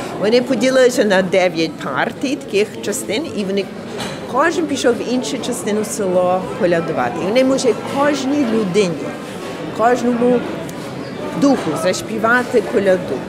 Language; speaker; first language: Ukrainian; early bilingual, heritage; English